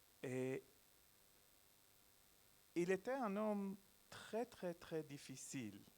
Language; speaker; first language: French; non-native, learner; Hebrew